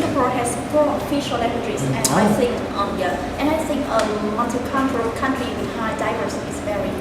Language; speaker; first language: English; non-native, fluent; Vietnamese